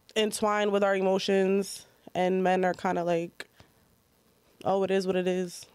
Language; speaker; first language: English; native; English